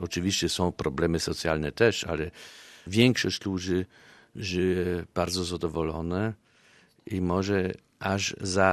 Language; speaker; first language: Polish; non-native, fluent; German